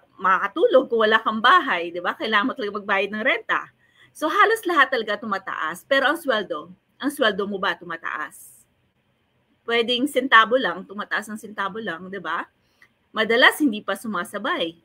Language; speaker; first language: Filipino; native; Filipino